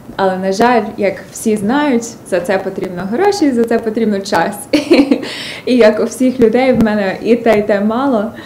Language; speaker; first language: Ukrainian; early bilingual, other home language; English